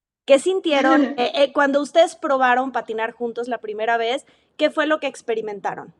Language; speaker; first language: Spanish; native; Spanish